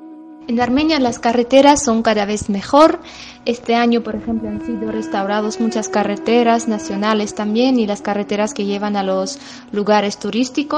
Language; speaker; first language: Spanish; non-native, fluent; Armenian